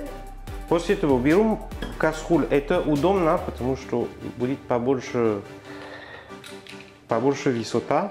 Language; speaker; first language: Russian; non-native, learner; French